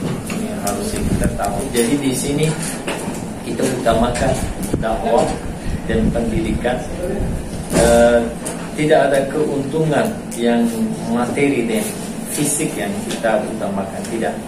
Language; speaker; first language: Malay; non-native, fluent; Turkish